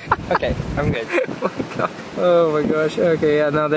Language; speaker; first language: English; native; English